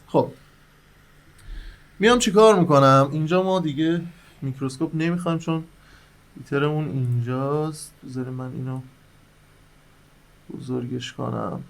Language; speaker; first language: Persian; native; Persian